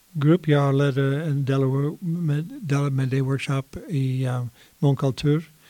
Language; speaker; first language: Swedish; non-native, fluent; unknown